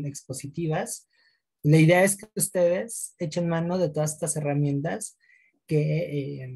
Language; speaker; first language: Spanish; native; Spanish